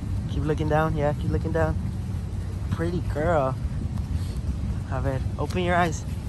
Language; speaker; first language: English; early bilingual, other home language; Spanish